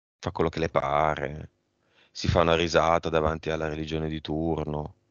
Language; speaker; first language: Italian; native; Italian